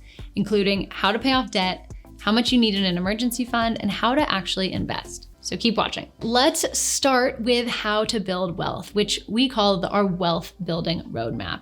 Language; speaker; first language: English; native; English